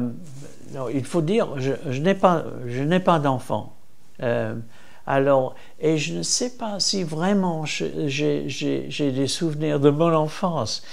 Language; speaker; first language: French; non-native, fluent; English